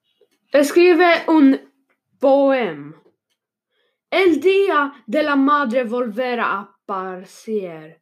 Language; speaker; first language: Spanish; non-native, learner; Swedish